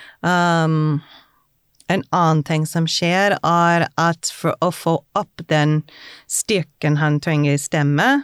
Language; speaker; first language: Norwegian; non-native, fluent; English